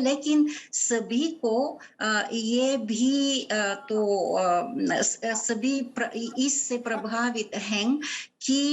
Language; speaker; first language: Hindi; non-native, fluent; Bulgarian